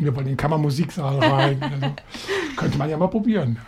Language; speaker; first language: German; native; German